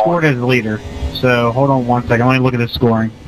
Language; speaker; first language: English; native; English